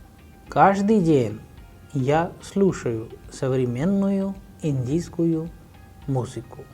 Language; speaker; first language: Russian; non-native, fluent; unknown